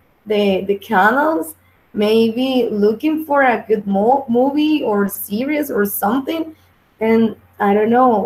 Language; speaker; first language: English; non-native, learner; Spanish